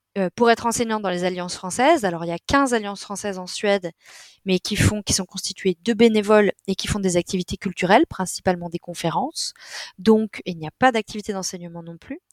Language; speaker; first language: French; native; French